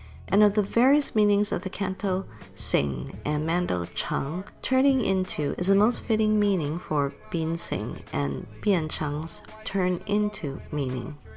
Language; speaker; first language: English; native; English